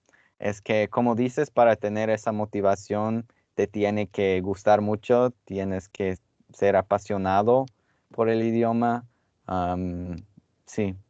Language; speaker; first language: Spanish; non-native, fluent; English